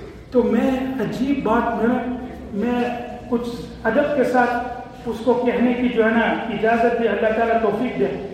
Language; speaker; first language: Urdu; non-native, fluent; English